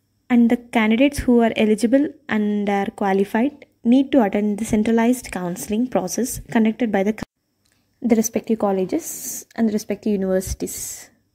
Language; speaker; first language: English; non-native, local second language; Telugu